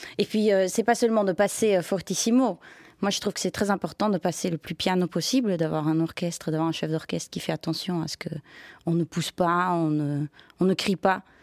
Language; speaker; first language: French; non-native, fluent; Dutch